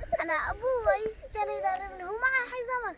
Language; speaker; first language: Arabic; native; Arabic